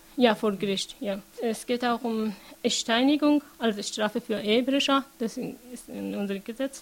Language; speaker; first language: German; non-native, learner; Persian